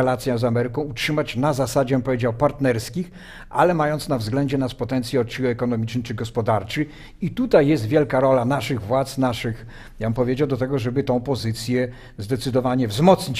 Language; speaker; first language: Polish; native; Polish